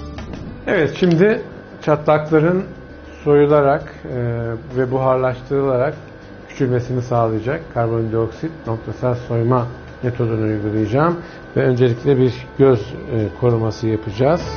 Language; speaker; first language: Turkish; native; Turkish